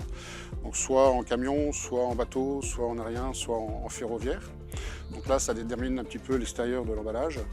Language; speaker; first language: French; native; French